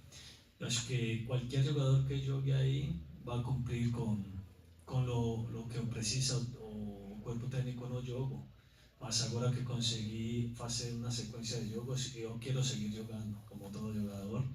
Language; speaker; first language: Portuguese; non-native, learner; Spanish